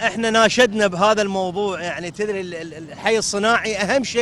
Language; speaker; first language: Arabic; native; Arabic